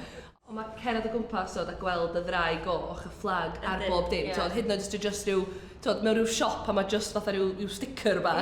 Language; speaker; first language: Welsh; native; Welsh